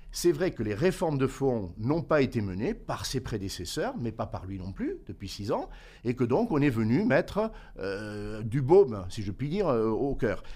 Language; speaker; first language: French; native; French